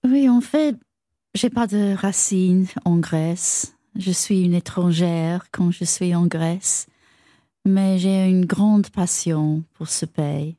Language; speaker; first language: French; non-native, fluent; English